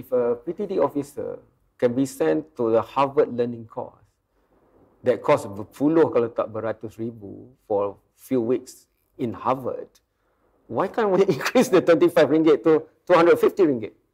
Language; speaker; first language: English; non-native, local second language; Malay